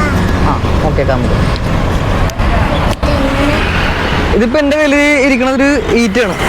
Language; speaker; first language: Malayalam; native; Malayalam